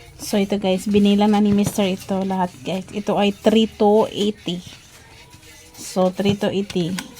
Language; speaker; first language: Filipino; non-native, local second language; Cebuano